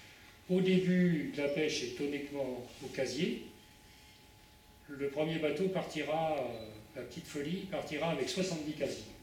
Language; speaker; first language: French; native; French